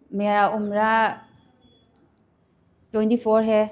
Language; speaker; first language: Hindi; non-native, local second language; Manipuri